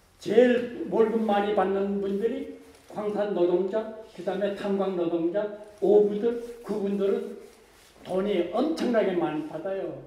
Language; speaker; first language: Korean; native; Korean